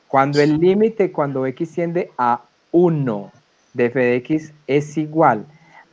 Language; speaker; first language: Spanish; native; Spanish